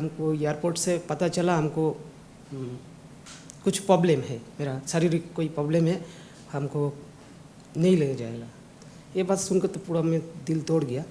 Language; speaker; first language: Hindi; non-native, local second language; Bangla